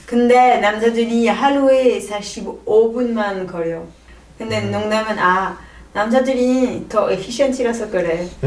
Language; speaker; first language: Korean; non-native, learner; French